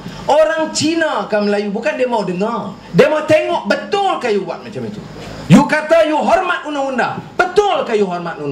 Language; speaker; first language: Malay; native; Malay